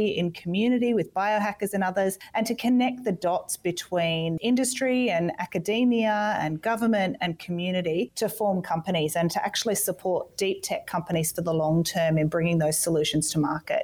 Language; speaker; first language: English; native; English